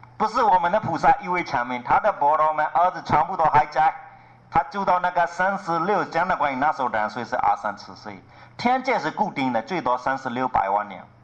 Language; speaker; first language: Chinese; non-native, fluent; Burmese